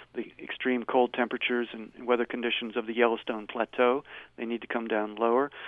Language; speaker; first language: English; native; English